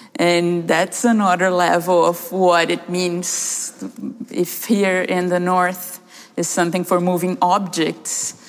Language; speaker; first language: English; early bilingual, other home language; Portuguese